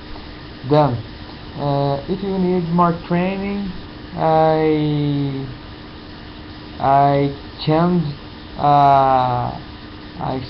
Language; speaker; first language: English; non-native, learner; Portuguese